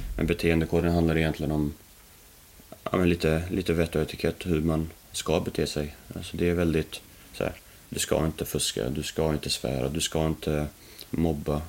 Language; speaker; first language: Swedish; early bilingual, other home language; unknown